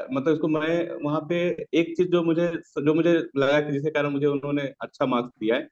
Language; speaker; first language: Hindi; native; Hindi